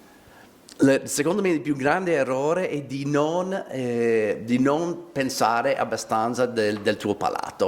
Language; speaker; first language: Italian; non-native, fluent; English